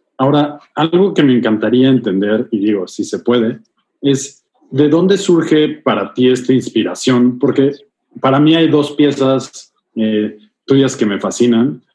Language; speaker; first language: Spanish; native; Spanish